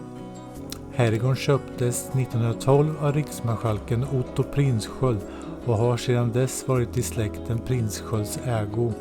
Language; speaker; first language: Swedish; native; Swedish